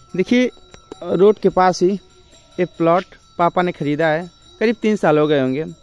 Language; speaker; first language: Hindi; non-native, local second language; Bhojpuri